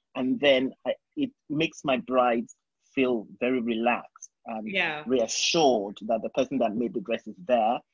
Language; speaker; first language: English; non-native, local second language; Yoruba